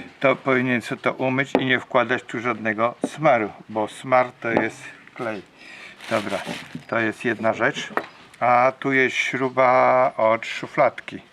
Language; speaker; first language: Polish; native; Polish